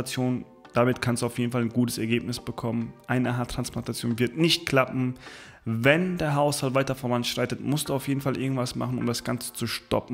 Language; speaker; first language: German; native; German